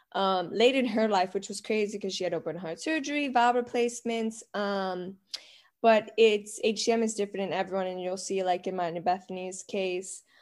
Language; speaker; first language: English; native; English